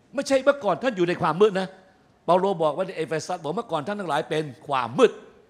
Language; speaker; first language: Thai; native; Thai